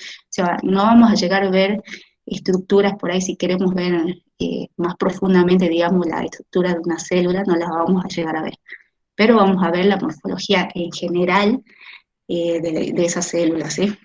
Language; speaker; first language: Spanish; native; Spanish